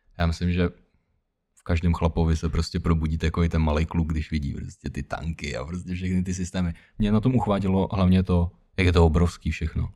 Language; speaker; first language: Czech; early bilingual, other home language; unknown